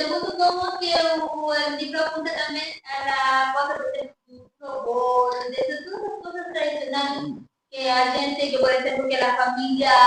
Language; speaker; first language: Portuguese; non-native, local second language; Spanish